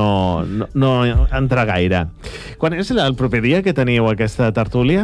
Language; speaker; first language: Catalan; native; Catalan